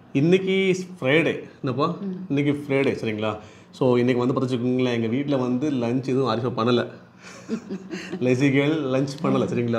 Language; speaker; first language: Tamil; native; Tamil